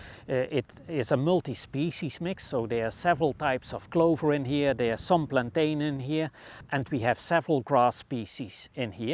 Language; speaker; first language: English; non-native, fluent; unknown